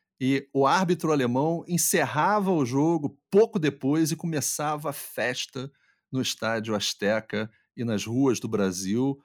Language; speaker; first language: Portuguese; native; Portuguese